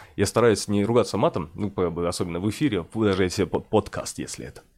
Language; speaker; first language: Russian; native; Russian